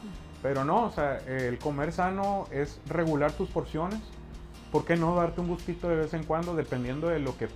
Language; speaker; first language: Spanish; native; Spanish